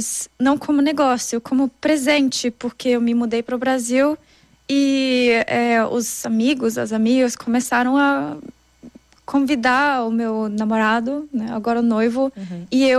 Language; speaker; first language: Portuguese; non-native, fluent; German